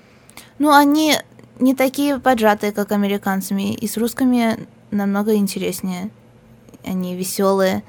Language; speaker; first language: Russian; early bilingual, heritage; Russian